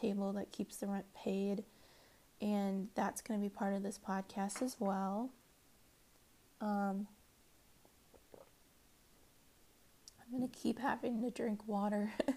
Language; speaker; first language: English; native; English